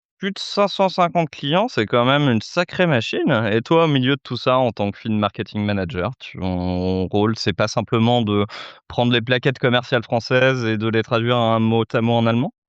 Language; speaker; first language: French; native; French